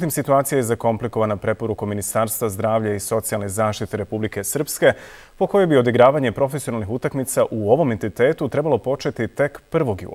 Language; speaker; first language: Serbian; native; Serbian